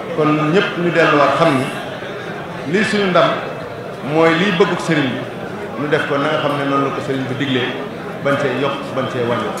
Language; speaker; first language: Wolof; native; Wolof